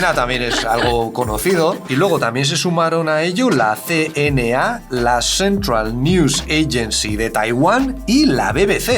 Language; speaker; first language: Spanish; native; Spanish